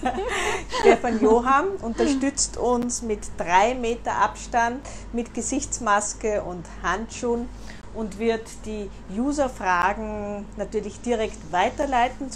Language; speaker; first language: German; native; German